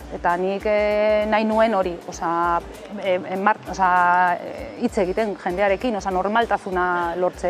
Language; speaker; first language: Basque; non-native, fluent; Spanish